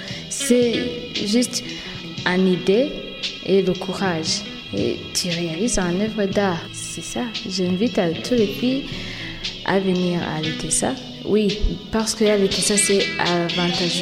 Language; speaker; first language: French; non-native, local second language; Rundi